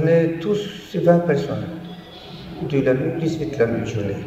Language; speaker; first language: French; non-native, learner; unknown